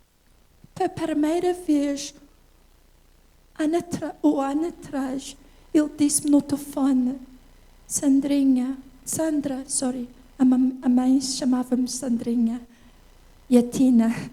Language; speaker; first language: Portuguese; early bilingual, heritage; English